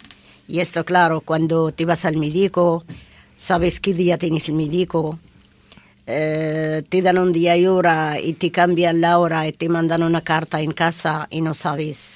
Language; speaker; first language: Spanish; non-native, learner; Arabic